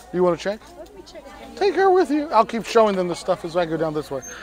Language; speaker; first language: English; native; English